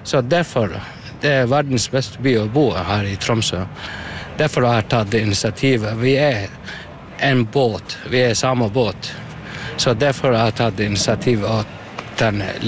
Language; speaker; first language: Norwegian; non-native, learner; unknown